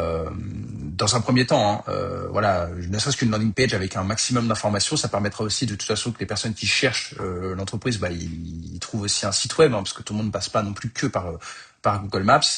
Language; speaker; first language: French; native; French